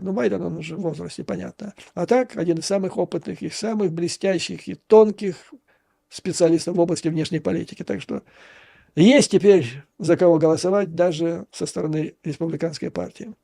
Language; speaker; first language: Russian; native; Russian